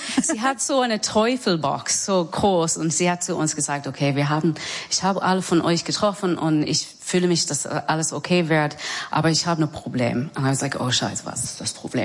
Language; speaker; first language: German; non-native, learner; English